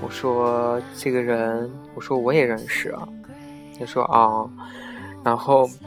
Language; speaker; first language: Chinese; native; Chinese